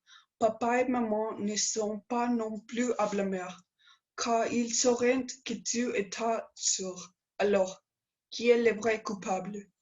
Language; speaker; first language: French; non-native, learner; Spanish